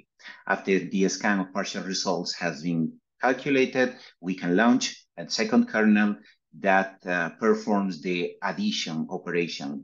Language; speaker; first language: English; non-native, fluent; Spanish